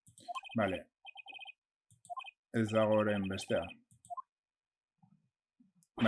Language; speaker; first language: Basque; non-native, local second language; Spanish